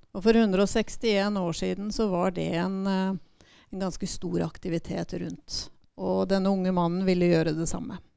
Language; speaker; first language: Norwegian; native; Norwegian